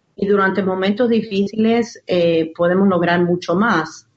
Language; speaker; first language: Spanish; early bilingual, heritage; Spanish